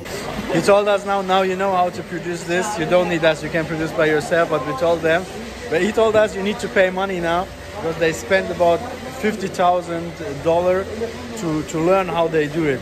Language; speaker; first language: English; non-native, fluent; German